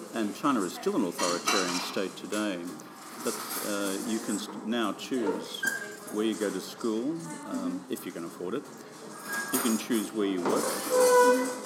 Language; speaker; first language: English; native; English